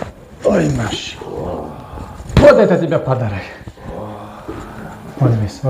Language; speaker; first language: Russian; non-native, learner; Tajik